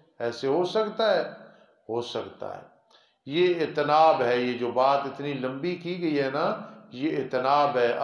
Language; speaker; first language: Urdu; non-native, local second language; Punjabi